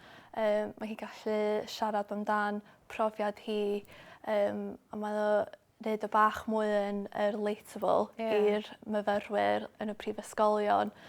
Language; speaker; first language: Welsh; non-native, local second language; English